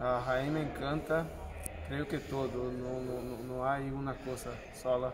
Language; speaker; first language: Spanish; non-native, fluent; Portuguese